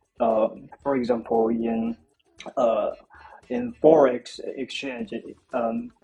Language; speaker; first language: English; non-native, fluent; Chinese